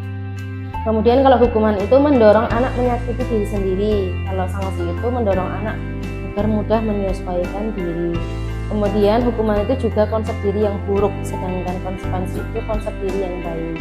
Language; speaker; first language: Indonesian; native; Indonesian